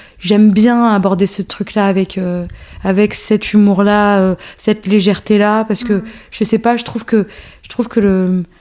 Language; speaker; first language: French; early bilingual, other home language; Arabic